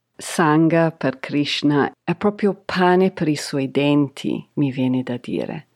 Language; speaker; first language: Italian; non-native, fluent; English